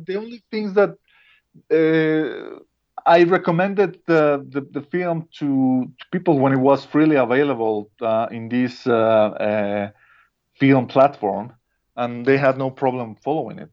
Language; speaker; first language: English; non-native, fluent; Spanish